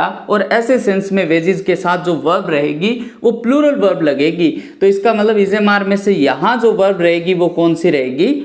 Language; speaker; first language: Hindi; native; Hindi